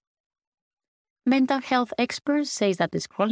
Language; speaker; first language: English; non-native, fluent; Spanish